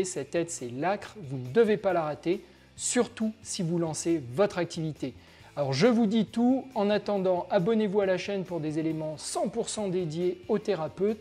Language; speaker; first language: French; native; French